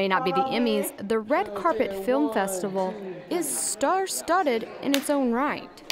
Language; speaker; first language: English; native; English